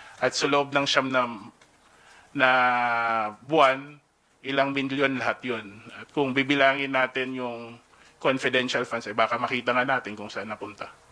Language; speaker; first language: Filipino; native; Filipino